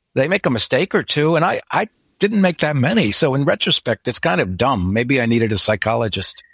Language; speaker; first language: English; native; English